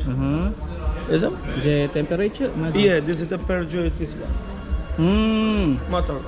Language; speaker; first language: English; non-native, learner; Hebrew